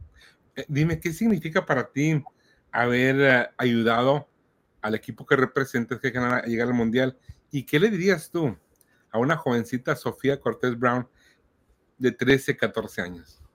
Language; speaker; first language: Spanish; native; Spanish